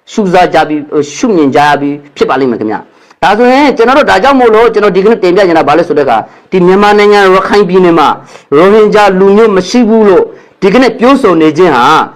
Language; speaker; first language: Burmese; non-native, local second language; Rohingya